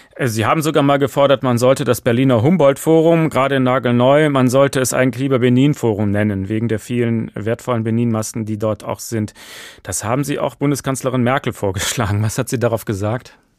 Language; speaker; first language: German; native; German